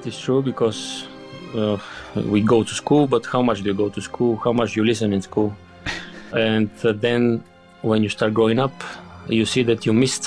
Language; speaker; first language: English; non-native, fluent; Bulgarian